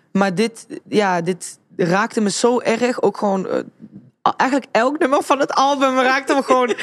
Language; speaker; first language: Dutch; early bilingual, other home language; Riffian